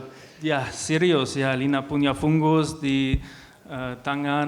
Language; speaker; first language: Indonesian; non-native, learner; German